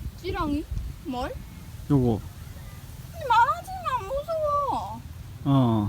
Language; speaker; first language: Korean; non-native, learner; Khmer